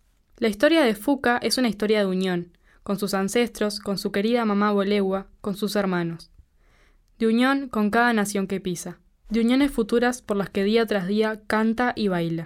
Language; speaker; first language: Spanish; native; Spanish